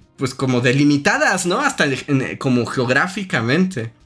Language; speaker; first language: Spanish; native; Spanish